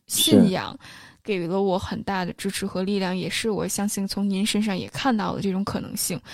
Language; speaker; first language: Chinese; native; Chinese